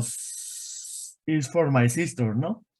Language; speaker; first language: English; non-native, learner; Spanish